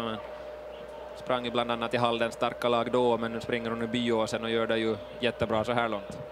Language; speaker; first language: Swedish; native; Swedish